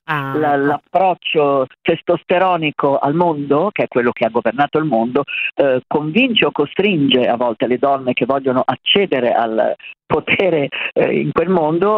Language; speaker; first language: Italian; native; Italian